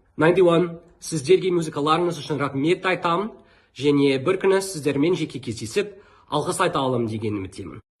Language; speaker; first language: Kazakh; non-native, fluent; English